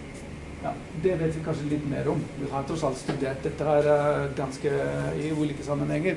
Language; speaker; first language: Norwegian; non-native, fluent; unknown